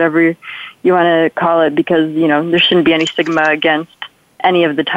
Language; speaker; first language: English; non-native, fluent; Polish